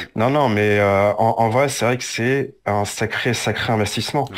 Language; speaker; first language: French; native; French